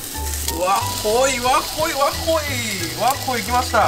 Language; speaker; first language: Japanese; native; Japanese